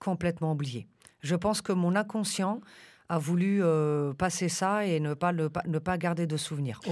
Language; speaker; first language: French; early bilingual, other home language; Romanian